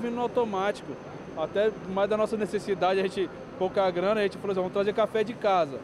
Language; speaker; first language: Portuguese; native; Portuguese